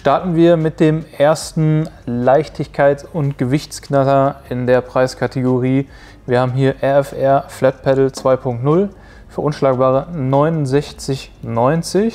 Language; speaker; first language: German; native; German